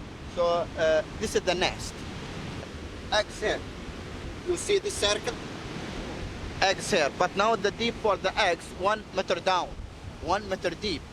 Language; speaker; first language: English; non-native, fluent; Arabic